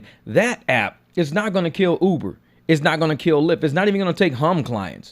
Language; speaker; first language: English; native; English